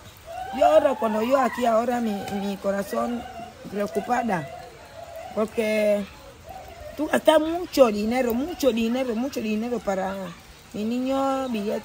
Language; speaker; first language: Spanish; non-native, local second language; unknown